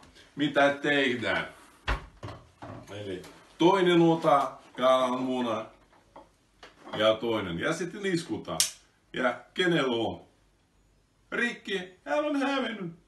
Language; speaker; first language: Finnish; non-native, fluent; Russian